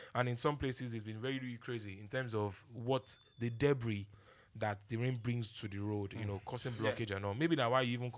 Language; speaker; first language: English; non-native, local second language; Yoruba